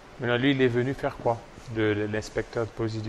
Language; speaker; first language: French; non-native, local second language; Lingala